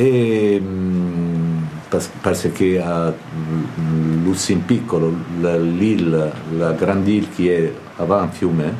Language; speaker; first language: French; non-native, fluent; Italian